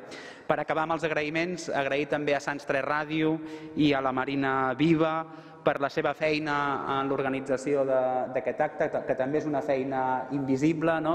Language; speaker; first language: Catalan; native; Catalan